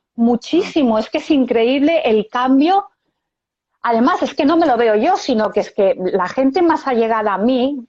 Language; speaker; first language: Spanish; native; Spanish